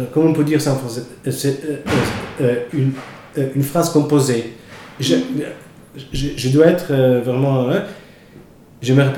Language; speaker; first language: French; non-native, fluent; Italian